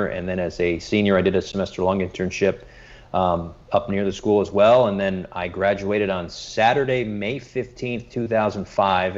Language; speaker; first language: English; native; English